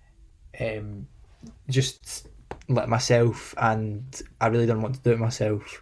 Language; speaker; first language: English; native; English